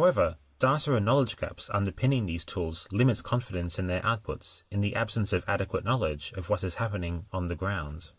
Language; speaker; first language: English; native; English